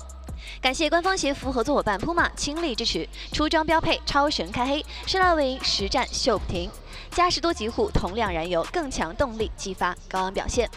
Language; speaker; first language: Chinese; native; Chinese